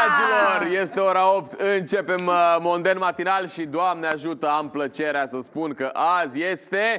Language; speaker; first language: Romanian; native; Romanian